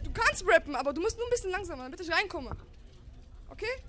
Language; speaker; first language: German; non-native, learner; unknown